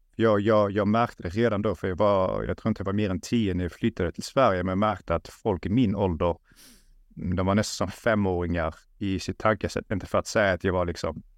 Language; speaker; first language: Swedish; early bilingual, other home language; Russian